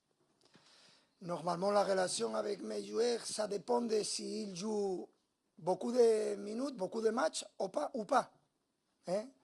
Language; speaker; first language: French; non-native, learner; Spanish